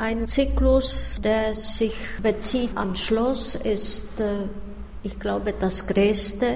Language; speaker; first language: German; non-native, fluent; Czech